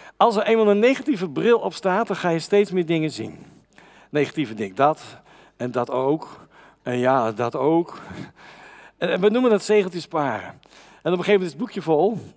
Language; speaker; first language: Dutch; native; Dutch